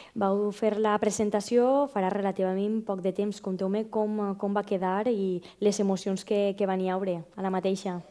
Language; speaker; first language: Catalan; native; Catalan